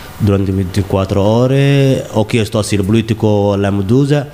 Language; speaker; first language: Italian; non-native, learner; Somali